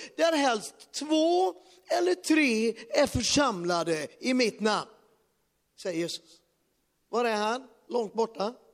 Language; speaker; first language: Swedish; native; Swedish